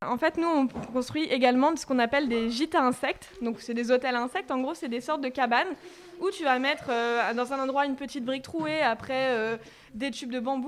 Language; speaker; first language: French; native; French